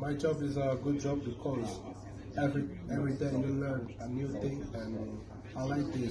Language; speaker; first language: English; non-native, learner; Portuguese